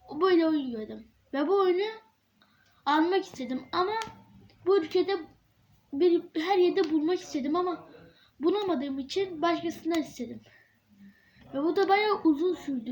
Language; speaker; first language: Turkish; early bilingual, heritage; Turkish